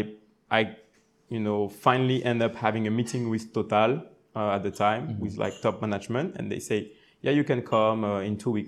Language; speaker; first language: English; non-native, fluent; French